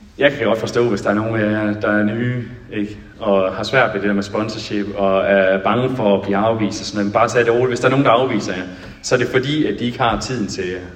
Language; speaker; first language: Danish; native; Danish